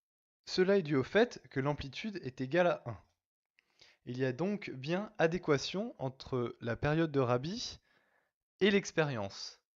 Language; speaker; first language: French; native; French